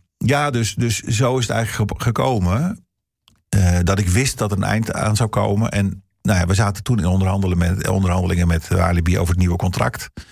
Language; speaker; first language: Dutch; early bilingual, heritage; Dutch